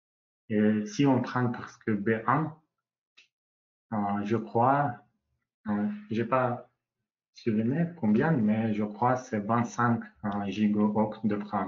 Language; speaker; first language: French; non-native, learner; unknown